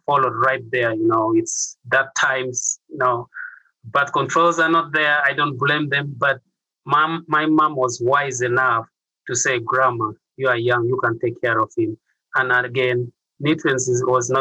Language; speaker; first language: English; non-native, local second language; Acoli